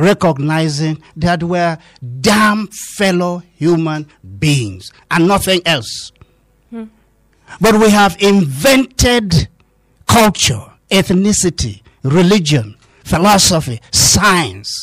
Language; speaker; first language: English; non-native, local second language; Hausa